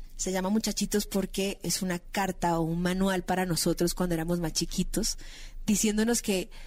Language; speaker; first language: Spanish; native; Spanish